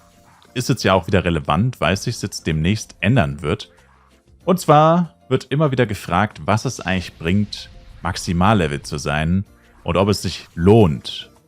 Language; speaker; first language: German; native; German